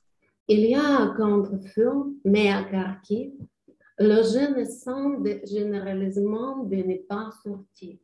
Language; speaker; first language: French; non-native, learner; Ukrainian